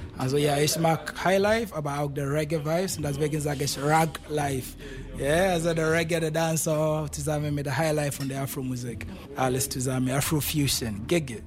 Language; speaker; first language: German; non-native, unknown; Akan